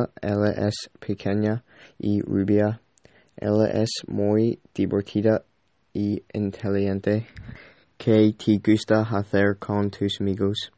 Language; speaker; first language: Spanish; non-native, learner; English